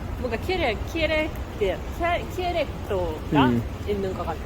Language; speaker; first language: Korean; non-native, fluent; Japanese